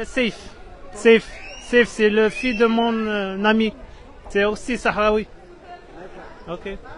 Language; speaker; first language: French; non-native, learner; Arabic